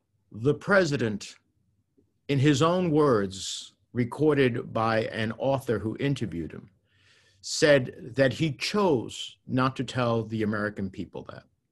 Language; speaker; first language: English; early bilingual, other home language; Spanish